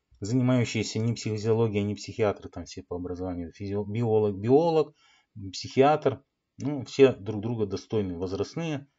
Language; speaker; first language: Russian; native; Russian